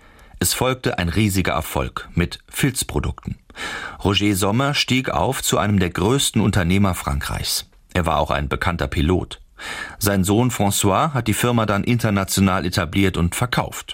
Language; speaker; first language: German; native; German